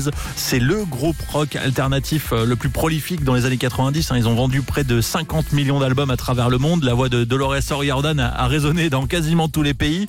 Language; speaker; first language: French; native; French